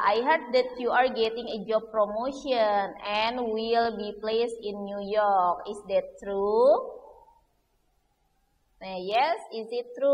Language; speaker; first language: English; non-native, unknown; Indonesian